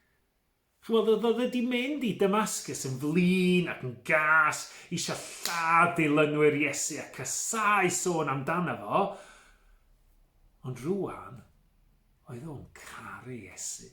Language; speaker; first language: Welsh; native; Welsh